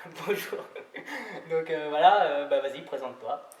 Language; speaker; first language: French; native; French